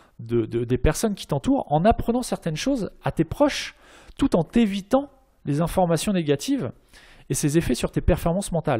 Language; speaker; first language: French; native; French